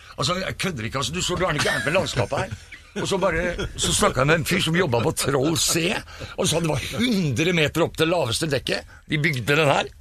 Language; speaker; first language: Norwegian; native; Norwegian